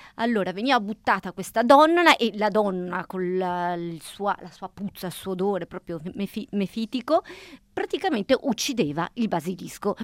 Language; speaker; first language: Italian; native; Italian